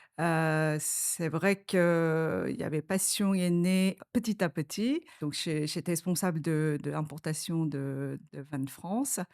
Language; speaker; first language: French; non-native, fluent; Korean